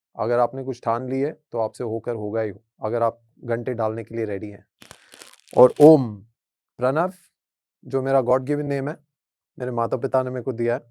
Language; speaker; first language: Hindi; native; Hindi